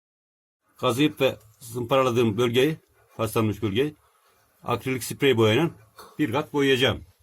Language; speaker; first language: Turkish; native; Turkish